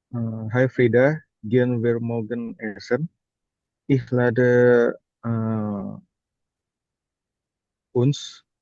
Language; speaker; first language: German; non-native, learner; Indonesian